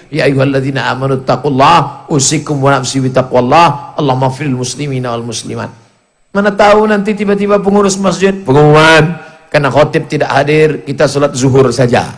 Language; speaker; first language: Indonesian; native; Indonesian